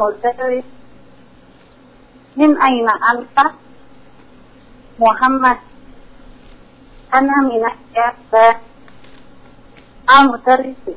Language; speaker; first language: Arabic; non-native, learner; Indonesian